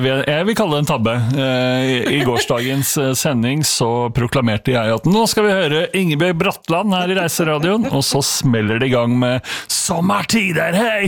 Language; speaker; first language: Norwegian; native; Norwegian